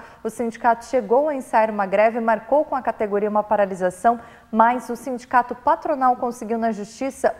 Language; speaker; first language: Portuguese; native; Portuguese